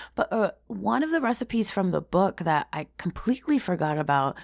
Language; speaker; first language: English; early bilingual, other home language; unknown